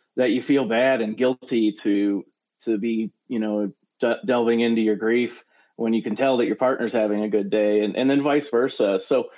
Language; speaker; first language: English; native; English